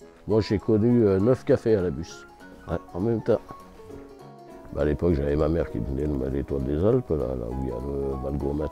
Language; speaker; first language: French; native; French